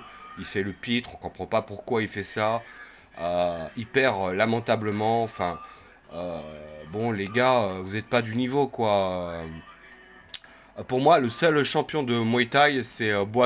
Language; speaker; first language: French; native; French